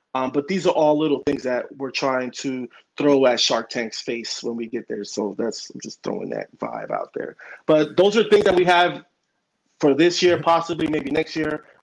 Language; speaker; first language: English; early bilingual, other home language; Spanish